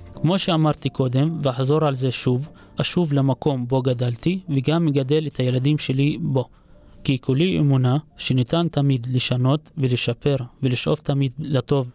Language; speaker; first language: Hebrew; non-native, local second language; Arabic